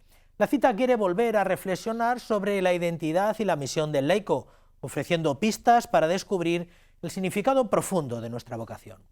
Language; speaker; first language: Spanish; native; Spanish